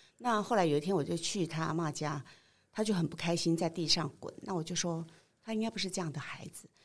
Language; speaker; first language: Chinese; native; Chinese